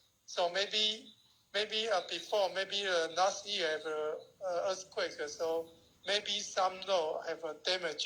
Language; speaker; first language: English; non-native, learner; Chinese